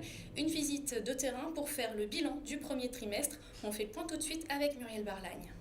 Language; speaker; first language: French; native; French